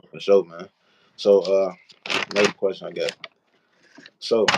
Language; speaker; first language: English; native; English